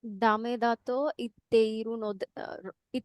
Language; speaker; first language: Japanese; non-native, learner; Bangla